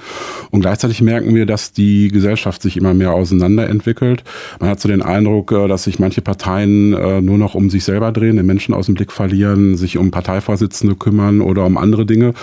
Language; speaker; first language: German; native; German